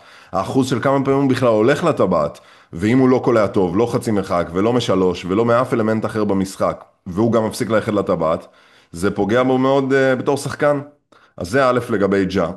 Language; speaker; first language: Hebrew; native; Hebrew